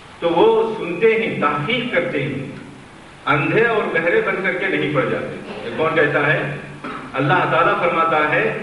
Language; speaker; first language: Urdu; native; Urdu